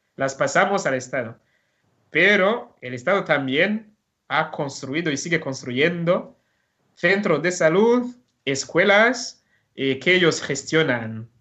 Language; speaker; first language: Spanish; non-native, fluent; Rundi